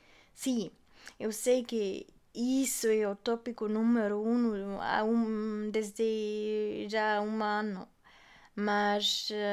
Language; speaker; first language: Portuguese; non-native, fluent; German